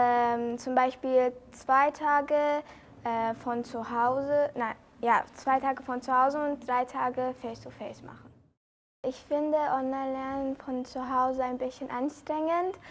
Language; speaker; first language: German; non-native, learner; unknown